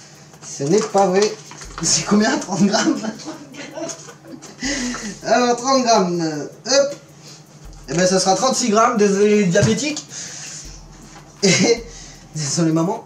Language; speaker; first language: French; native; French